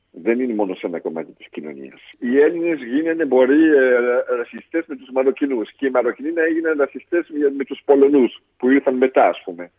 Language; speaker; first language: Greek; early bilingual, heritage; Greek